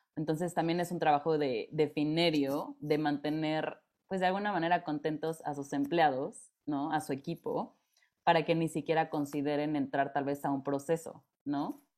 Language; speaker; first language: Spanish; native; Spanish